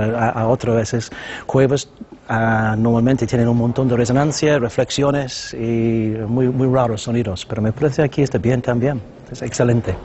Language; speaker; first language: Spanish; non-native, fluent; English